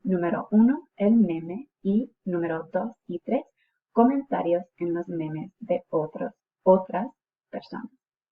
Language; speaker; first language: Spanish; non-native, fluent; English